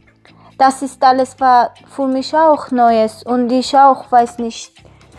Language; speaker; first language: German; non-native, learner; Armenian